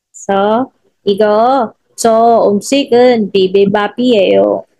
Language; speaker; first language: Korean; non-native, fluent; Filipino